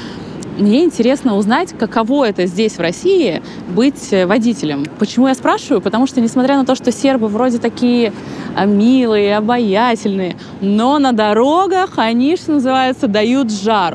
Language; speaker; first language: Russian; native; Russian